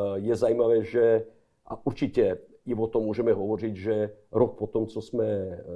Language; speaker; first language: Czech; non-native, fluent; Serbian